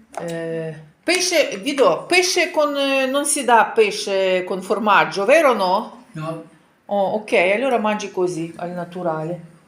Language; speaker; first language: Italian; non-native, learner; Ukrainian